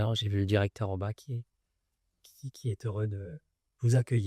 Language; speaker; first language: French; native; French